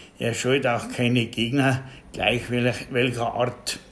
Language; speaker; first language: German; native; German